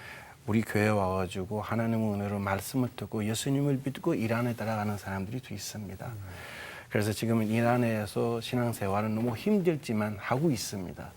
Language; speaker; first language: Korean; non-native, fluent; Persian